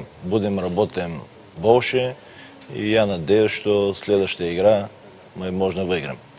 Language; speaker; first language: Russian; non-native, learner; Bulgarian